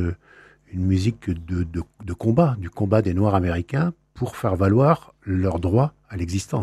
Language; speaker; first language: French; native; French